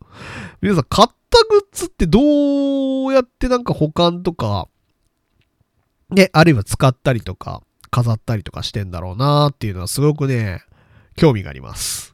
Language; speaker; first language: Japanese; native; Japanese